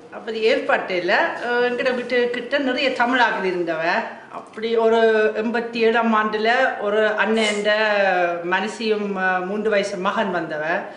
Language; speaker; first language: Tamil; non-native, fluent; German